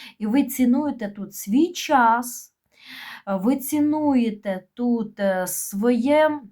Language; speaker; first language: Ukrainian; non-native, local second language; Russian